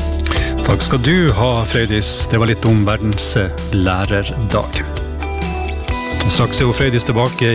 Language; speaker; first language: Norwegian; native; Norwegian